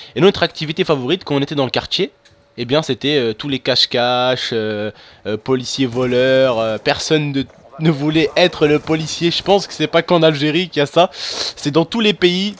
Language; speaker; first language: French; non-native, local second language; Arabic